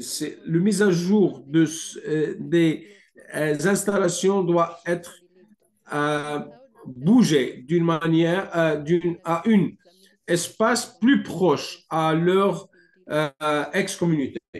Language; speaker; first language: French; non-native, fluent; English